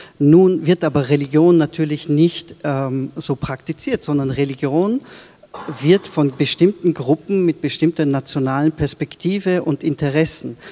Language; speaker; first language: German; early bilingual, other home language; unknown